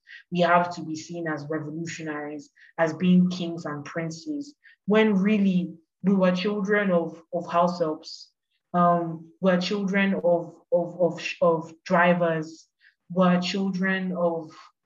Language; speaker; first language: English; non-native, local second language; Yoruba